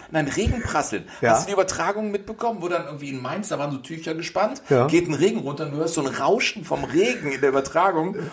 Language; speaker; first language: German; native; German